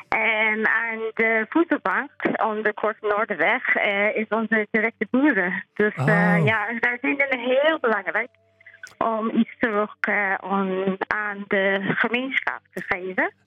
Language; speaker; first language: Dutch; non-native, learner; English